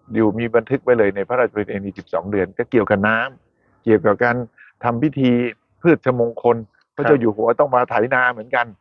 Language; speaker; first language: Thai; native; Thai